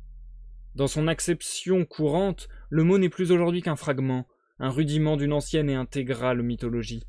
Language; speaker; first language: French; native; French